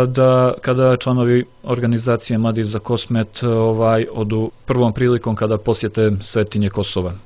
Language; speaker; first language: Croatian; native; Croatian